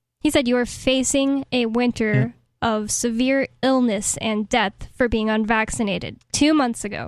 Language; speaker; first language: English; native; English